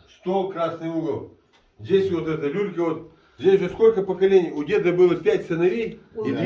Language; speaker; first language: Russian; native; Russian